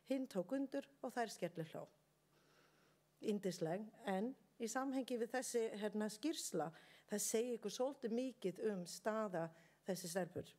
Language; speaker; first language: Icelandic; non-native, learner; English